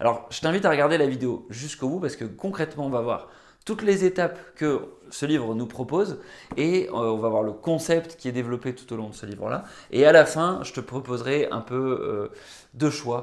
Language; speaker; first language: French; native; French